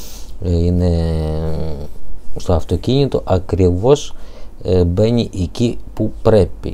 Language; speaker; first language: Greek; non-native, learner; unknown